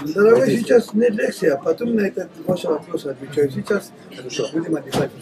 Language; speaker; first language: Russian; non-native, learner; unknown